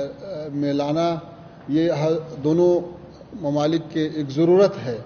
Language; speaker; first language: Hindi; non-native, learner; Pashto